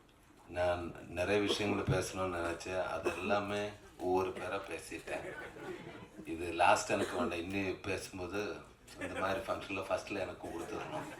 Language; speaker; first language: Tamil; non-native, learner; Malayalam